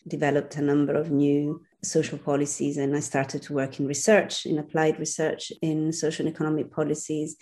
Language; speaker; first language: English; non-native, fluent; Italian